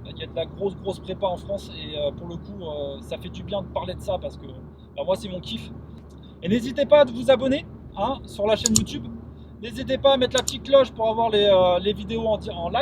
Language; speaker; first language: French; native; French